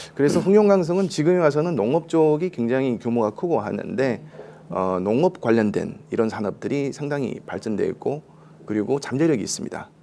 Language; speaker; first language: Korean; native; Korean